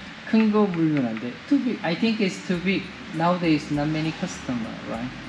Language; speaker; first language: English; non-native, learner; Korean